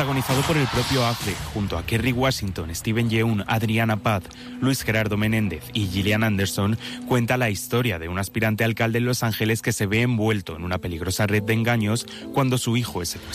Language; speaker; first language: Spanish; native; Spanish